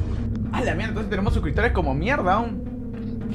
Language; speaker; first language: Spanish; native; Spanish